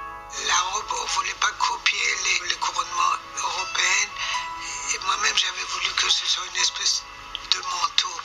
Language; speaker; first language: French; non-native, fluent; Persian